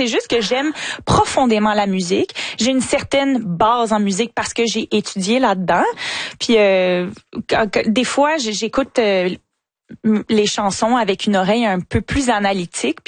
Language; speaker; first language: French; native; French